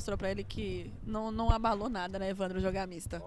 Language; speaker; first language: Portuguese; native; Portuguese